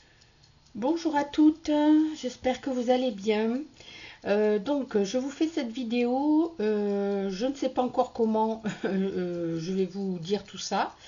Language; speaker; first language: French; native; French